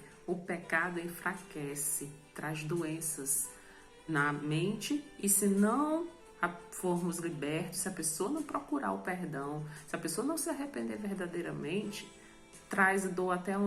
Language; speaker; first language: Portuguese; native; Portuguese